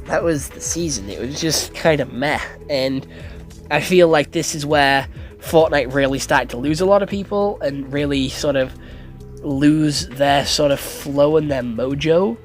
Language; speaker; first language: English; native; English